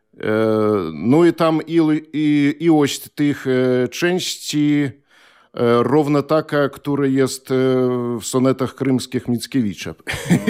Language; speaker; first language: Polish; non-native, fluent; Belarusian